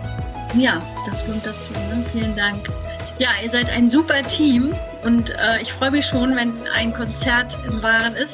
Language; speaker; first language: German; native; German